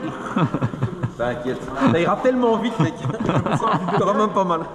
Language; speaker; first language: French; native; French